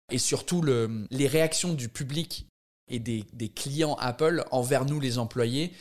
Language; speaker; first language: French; non-native, fluent; English